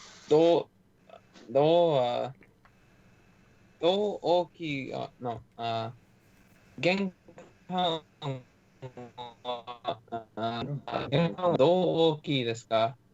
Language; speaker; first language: Japanese; non-native, learner; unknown